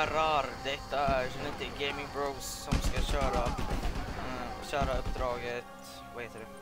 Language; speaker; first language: Swedish; native; Swedish